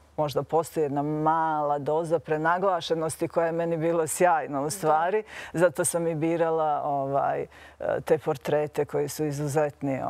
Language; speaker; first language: Croatian; native; Croatian